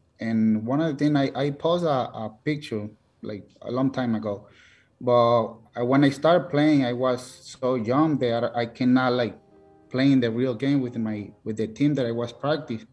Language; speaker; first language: English; non-native, learner; Spanish